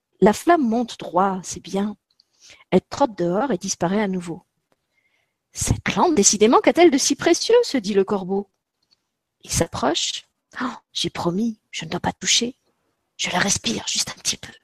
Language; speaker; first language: French; native; French